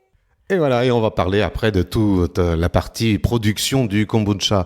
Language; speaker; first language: French; native; French